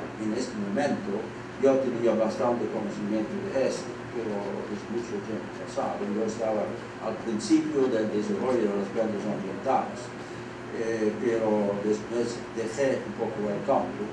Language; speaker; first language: Spanish; non-native, fluent; Dutch